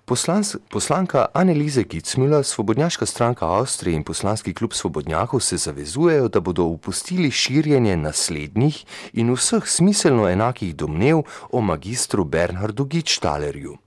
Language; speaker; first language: Slovenian; native; Slovenian